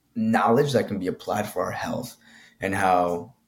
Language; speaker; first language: English; early bilingual, other home language; Spanish